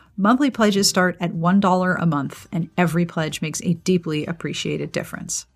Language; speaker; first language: English; native; English